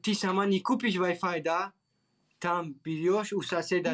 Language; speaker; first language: Russian; non-native, learner; Tajik